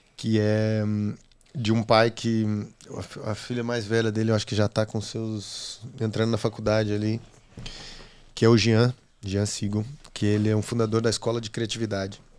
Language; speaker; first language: Portuguese; native; Portuguese